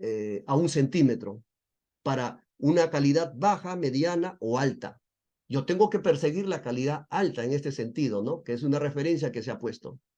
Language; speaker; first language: Spanish; native; Spanish